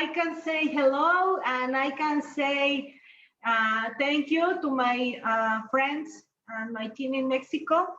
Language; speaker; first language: English; non-native, learner; Spanish